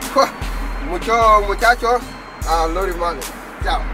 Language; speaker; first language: Spanish; non-native, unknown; Wolof